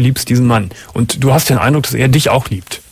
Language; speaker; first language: German; native; German